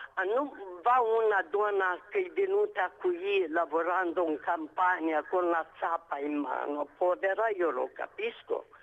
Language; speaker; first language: Italian; non-native, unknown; Romanian